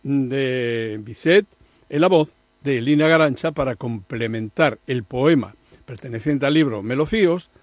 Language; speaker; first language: Spanish; native; Spanish